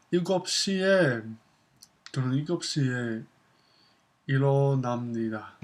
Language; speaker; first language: Korean; non-native, learner; English